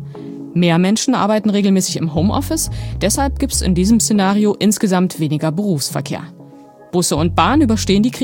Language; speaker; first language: German; native; German